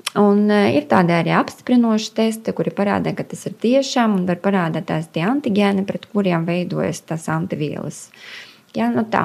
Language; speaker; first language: Latvian; non-native, local second language; Russian